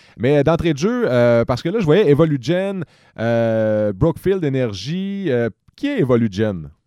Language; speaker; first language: French; native; French